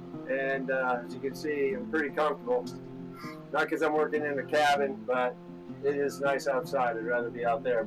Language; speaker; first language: English; native; English